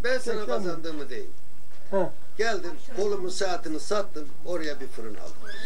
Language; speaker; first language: Turkish; native; Turkish